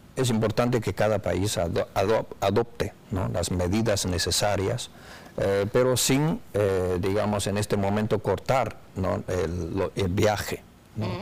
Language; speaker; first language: Spanish; non-native, fluent; Chinese